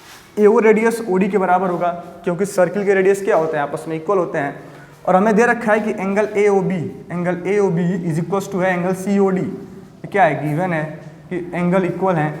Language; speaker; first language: Hindi; native; Hindi